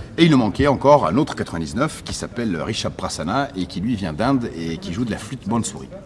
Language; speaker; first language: French; early bilingual, other home language; Arabic